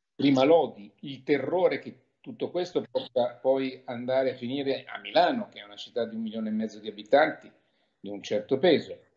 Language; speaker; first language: Italian; native; Italian